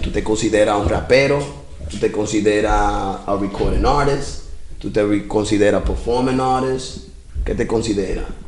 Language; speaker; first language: Spanish; early bilingual, heritage; Spanish